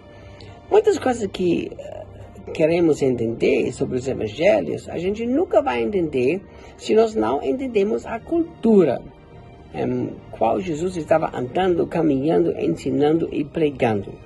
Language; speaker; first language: Portuguese; non-native, fluent; German